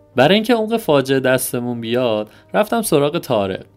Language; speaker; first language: Persian; native; Persian